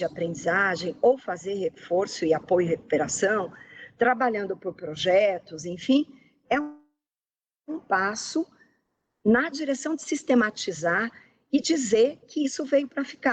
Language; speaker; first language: Portuguese; native; Portuguese